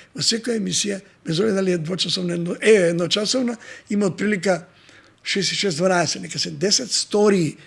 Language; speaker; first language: Macedonian; non-native, local second language; Serbian